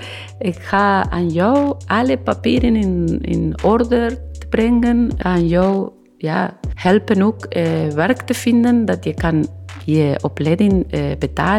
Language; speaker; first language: Dutch; non-native, learner; Spanish